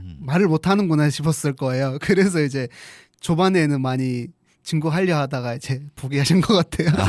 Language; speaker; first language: Korean; non-native, fluent; Mongolian